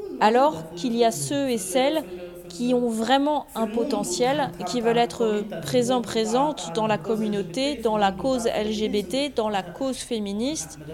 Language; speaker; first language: French; non-native, local second language; Arabic